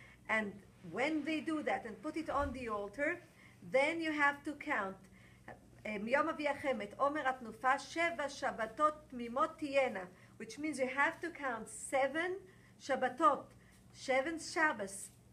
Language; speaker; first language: English; non-native, fluent; Hebrew